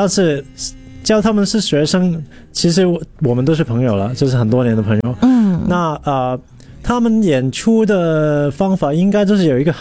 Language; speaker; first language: Chinese; non-native, local second language; Cantonese